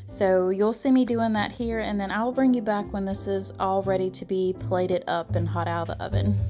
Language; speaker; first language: English; native; English